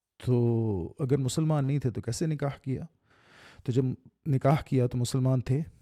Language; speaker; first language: Urdu; native; Urdu